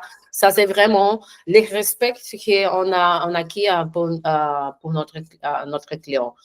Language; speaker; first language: French; non-native, learner; Portuguese